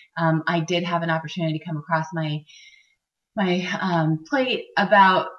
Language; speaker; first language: English; native; English